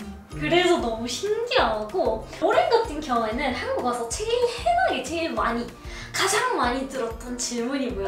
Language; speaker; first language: Korean; non-native, fluent; Arabic